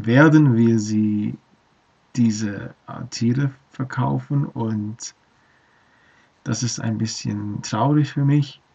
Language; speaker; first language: German; non-native, learner; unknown